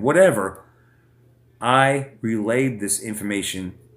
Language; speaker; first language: English; native; English